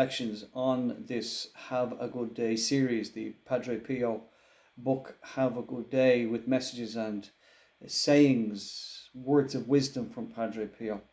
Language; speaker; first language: English; native; English